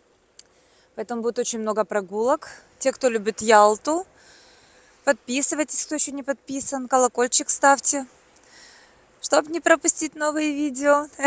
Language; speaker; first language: Russian; native; Russian